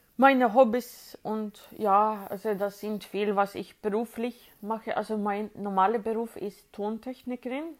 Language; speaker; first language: German; non-native, fluent; Swedish